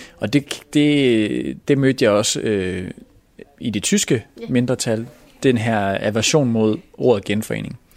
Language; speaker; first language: Danish; native; Danish